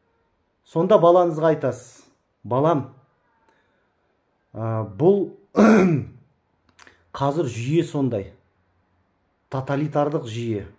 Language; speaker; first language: Kazakh; native; Kazakh